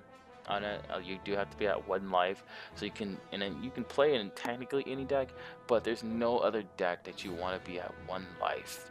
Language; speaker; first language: English; native; English